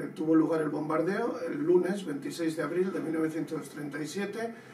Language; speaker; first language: Spanish; non-native, local second language; Basque